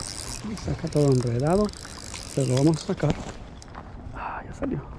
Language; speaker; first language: Spanish; early bilingual, heritage; Spanish